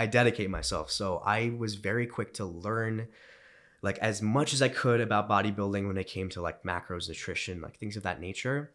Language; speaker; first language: English; early bilingual, other home language; Romanian